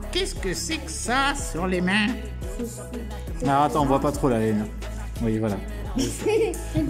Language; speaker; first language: French; native; French